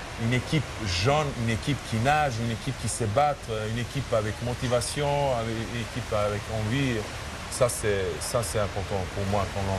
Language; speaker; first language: French; non-native, fluent; Serbian